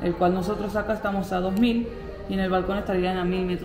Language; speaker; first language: Spanish; native; Spanish